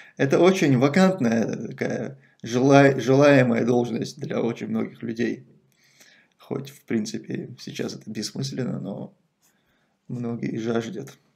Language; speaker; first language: Russian; non-native, local second language; Chechen